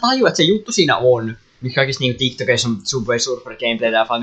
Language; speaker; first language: Finnish; native; Finnish